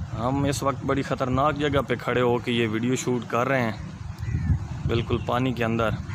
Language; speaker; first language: Urdu; non-native, local second language; Punjabi